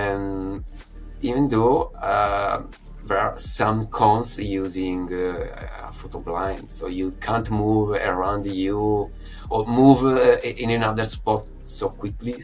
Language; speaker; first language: English; non-native, fluent; Italian